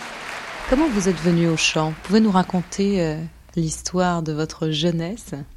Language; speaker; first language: French; native; French